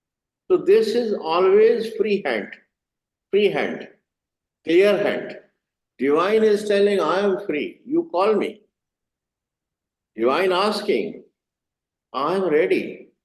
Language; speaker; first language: English; non-native, learner; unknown